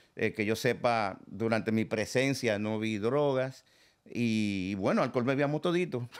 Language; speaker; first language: Spanish; native; Spanish